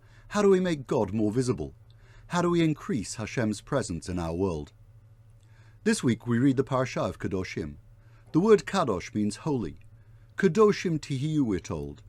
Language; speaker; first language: English; native; English